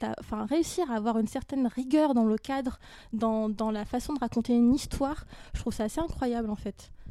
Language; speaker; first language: French; native; French